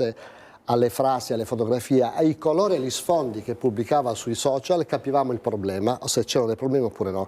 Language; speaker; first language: Italian; native; Italian